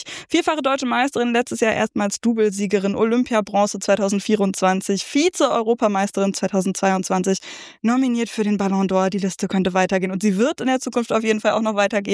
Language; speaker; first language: German; native; German